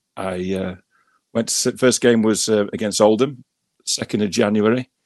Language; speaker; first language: English; native; English